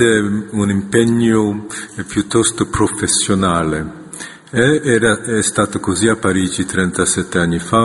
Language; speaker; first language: Italian; non-native, fluent; Korean